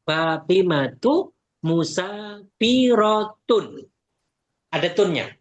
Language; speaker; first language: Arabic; non-native, fluent; Indonesian